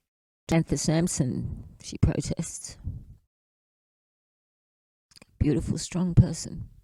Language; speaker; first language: English; native; English